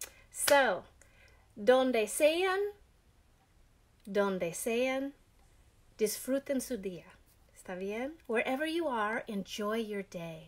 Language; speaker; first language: Spanish; non-native, learner; English